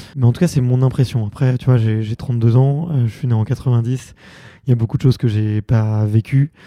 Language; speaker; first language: French; native; French